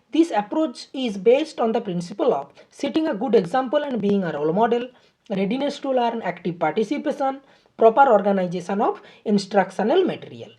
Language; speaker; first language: English; non-native, local second language; Bangla